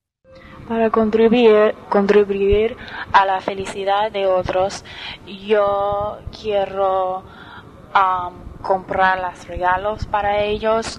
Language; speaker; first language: Spanish; non-native, learner; English